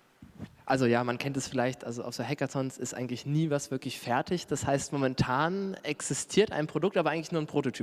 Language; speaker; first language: German; native; German